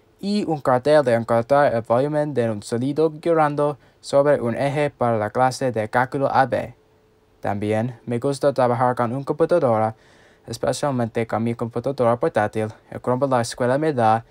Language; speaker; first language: Spanish; non-native, learner; English